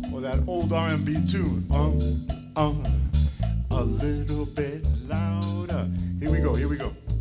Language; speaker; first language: English; native; English